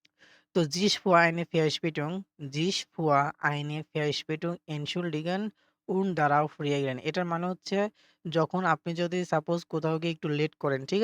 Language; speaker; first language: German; non-native, fluent; Bangla